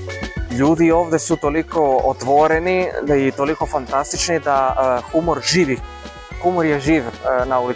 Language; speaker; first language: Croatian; non-native, learner; Spanish